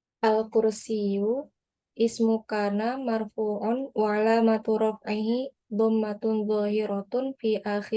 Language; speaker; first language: Arabic; non-native, learner; Indonesian